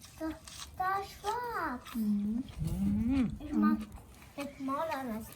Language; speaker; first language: German; early bilingual, other home language; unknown